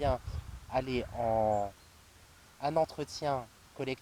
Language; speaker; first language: French; native; French